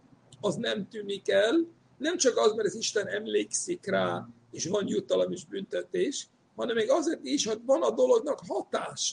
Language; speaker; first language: Hungarian; non-native, fluent; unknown